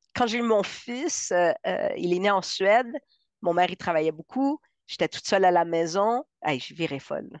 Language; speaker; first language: French; early bilingual, other home language; Spanish